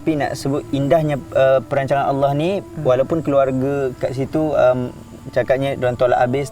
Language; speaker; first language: Malay; native; Malay